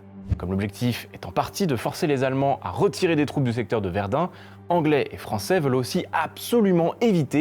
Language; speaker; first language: French; native; French